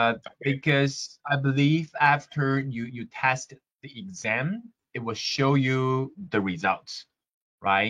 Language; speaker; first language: English; non-native, fluent; Chinese